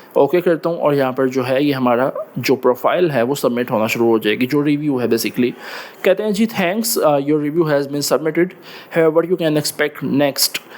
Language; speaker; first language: Urdu; non-native, local second language; Punjabi